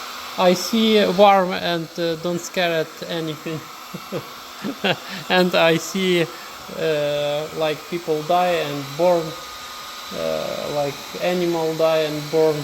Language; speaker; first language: English; non-native, learner; Ukrainian